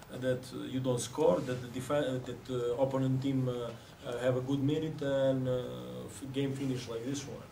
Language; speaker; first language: English; non-native, fluent; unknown